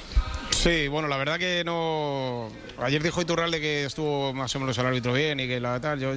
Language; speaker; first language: Spanish; native; Spanish